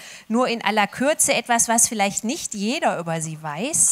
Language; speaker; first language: German; native; German